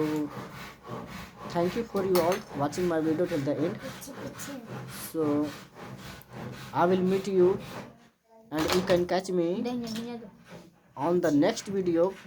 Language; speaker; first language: English; non-native, learner; Hindi